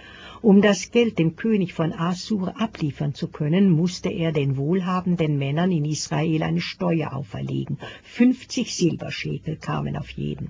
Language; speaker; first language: German; native; German